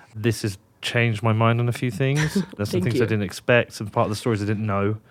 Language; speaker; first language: English; native; English